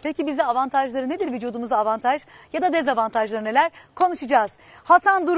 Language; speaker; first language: Turkish; native; Turkish